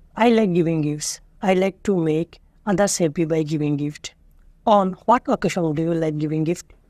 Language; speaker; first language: English; non-native, learner; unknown